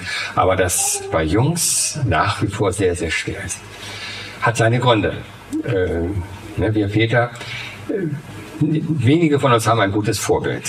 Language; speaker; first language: German; native; German